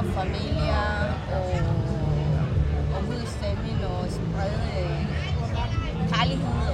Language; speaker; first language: Danish; non-native, fluent; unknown